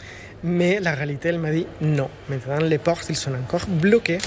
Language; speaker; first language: French; non-native, fluent; Spanish